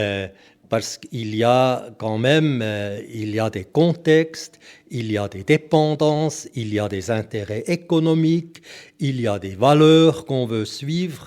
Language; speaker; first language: French; non-native, local second language; German